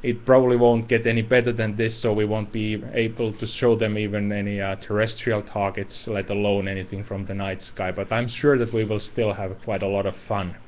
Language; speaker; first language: English; non-native, fluent; Finnish